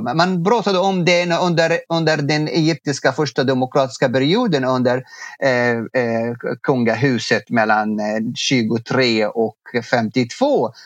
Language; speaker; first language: Swedish; non-native, fluent; Arabic